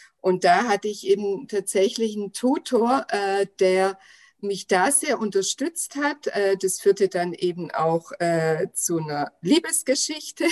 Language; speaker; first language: German; native; German